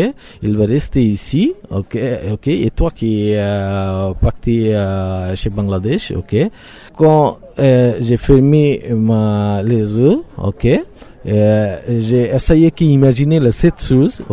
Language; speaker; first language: French; non-native, learner; Bangla